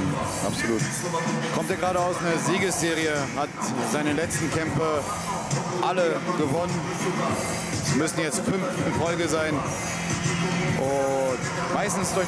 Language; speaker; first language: German; native; German